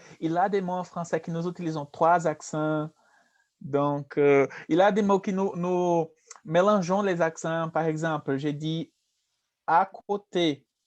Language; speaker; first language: French; non-native, fluent; Portuguese